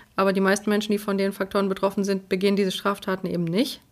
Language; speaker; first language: German; early bilingual, other home language; Polish